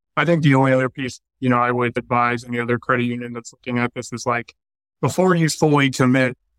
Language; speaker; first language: English; native; English